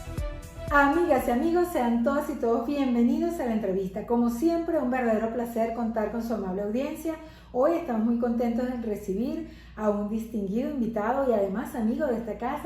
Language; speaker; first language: Spanish; native; Spanish